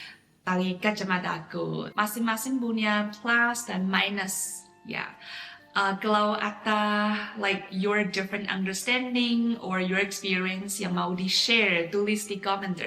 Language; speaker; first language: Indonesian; non-native, fluent; Chinese